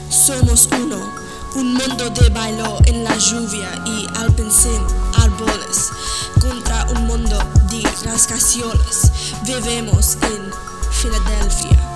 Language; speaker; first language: Spanish; non-native, learner; English